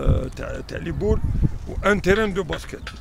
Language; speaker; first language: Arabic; native; Arabic